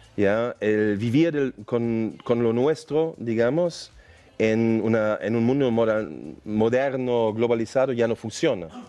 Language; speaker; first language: Spanish; non-native, fluent; German